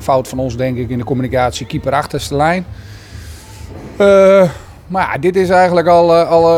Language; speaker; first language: Dutch; native; Dutch